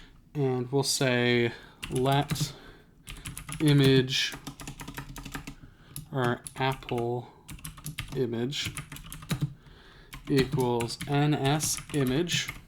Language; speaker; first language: English; native; English